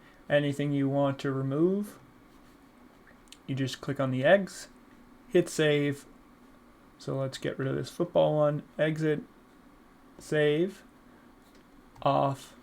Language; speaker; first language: English; native; English